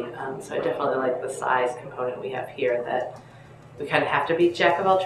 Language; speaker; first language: English; native; English